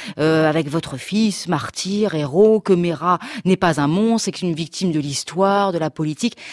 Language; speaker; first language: French; native; French